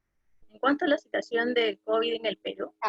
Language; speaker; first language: Spanish; native; Spanish